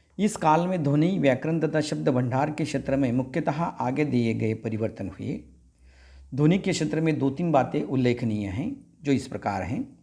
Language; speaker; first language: Hindi; non-native, local second language; Marathi